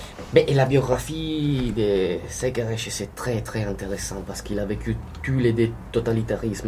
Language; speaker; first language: French; non-native, fluent; Italian